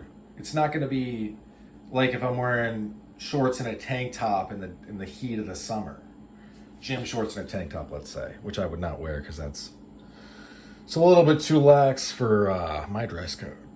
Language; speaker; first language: English; native; English